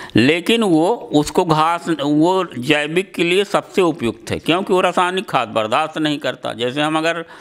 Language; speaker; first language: Hindi; native; Hindi